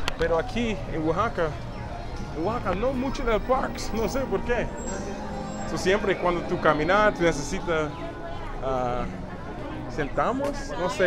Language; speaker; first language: Spanish; non-native, learner; English